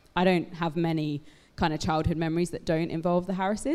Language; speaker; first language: English; native; English